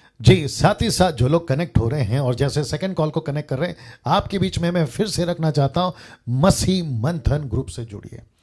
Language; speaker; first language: Hindi; native; Hindi